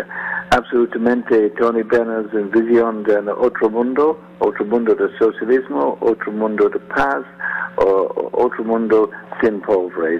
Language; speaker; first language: Spanish; non-native, learner; English